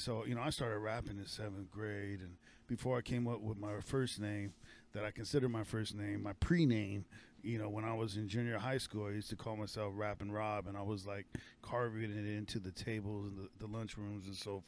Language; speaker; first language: English; native; English